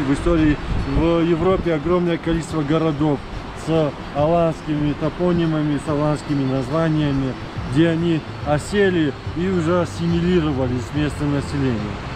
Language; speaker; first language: Russian; native; Russian